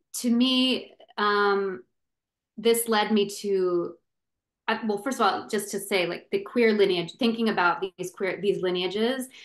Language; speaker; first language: English; native; English